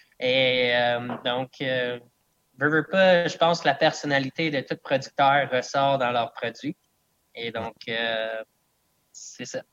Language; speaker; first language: French; non-native, local second language; English